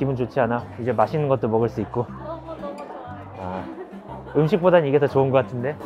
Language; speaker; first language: Korean; early bilingual, heritage; English